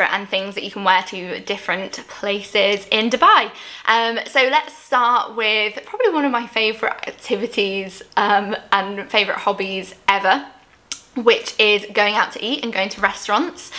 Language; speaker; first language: English; native; English